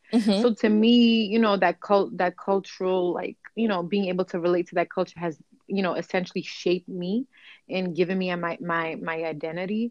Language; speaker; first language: English; early bilingual, other home language; Kabuverdianu